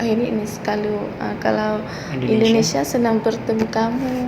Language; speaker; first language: Indonesian; non-native, learner; Malay